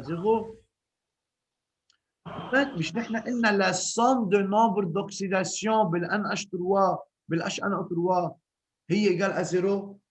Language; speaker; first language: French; non-native, local second language; Arabic